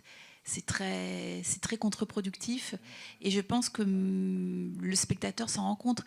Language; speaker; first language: French; native; French